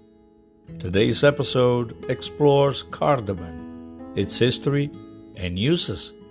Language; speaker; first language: English; non-native, fluent; Italian